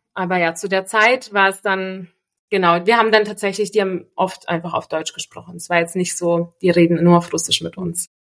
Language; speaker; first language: German; early bilingual, other home language; Russian